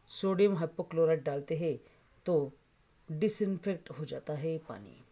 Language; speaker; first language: Hindi; non-native, local second language; Marathi